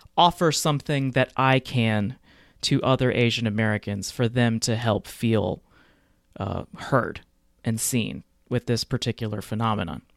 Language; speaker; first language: English; native; English